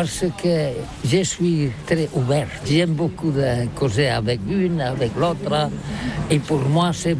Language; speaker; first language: French; non-native, learner; Catalan